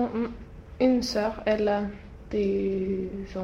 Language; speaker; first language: French; non-native, learner; Swedish